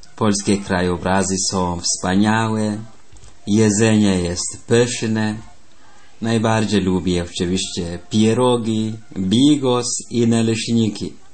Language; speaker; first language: Polish; non-native, fluent; Amharic